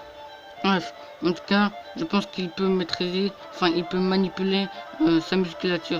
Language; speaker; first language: French; native; French